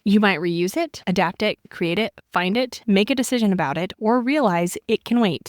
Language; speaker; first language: English; native; English